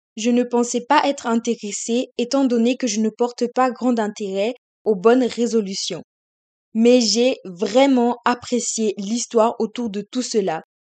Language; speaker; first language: French; native; French